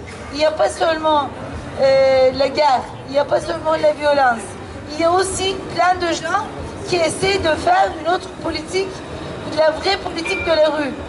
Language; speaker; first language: French; non-native, fluent; Turkish